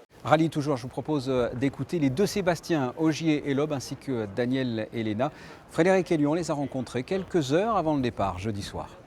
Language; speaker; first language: French; native; French